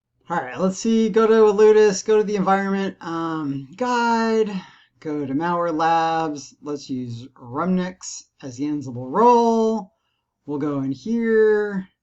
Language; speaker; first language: English; native; English